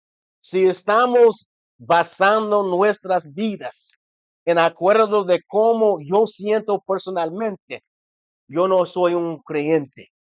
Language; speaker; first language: Spanish; non-native, fluent; English